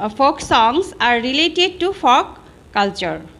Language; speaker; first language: English; non-native, local second language; Bangla